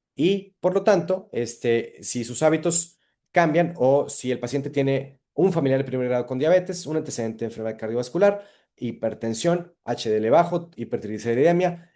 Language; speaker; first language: Spanish; native; Spanish